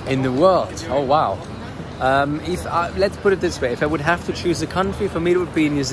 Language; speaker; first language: English; non-native, fluent; German